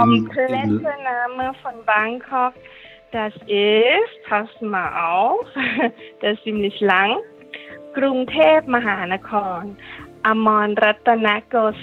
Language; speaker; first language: German; non-native, learner; Thai